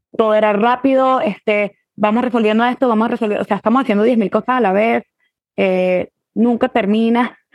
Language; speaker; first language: Spanish; early bilingual, heritage; Spanish